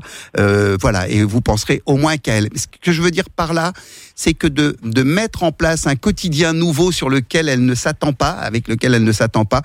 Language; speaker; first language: French; native; French